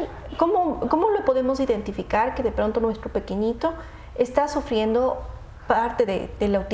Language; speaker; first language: Spanish; native; Spanish